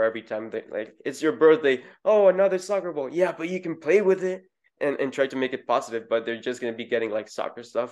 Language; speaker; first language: English; non-native, fluent; Spanish